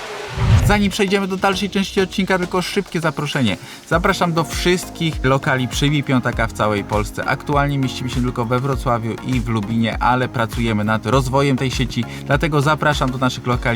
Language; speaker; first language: Polish; native; Polish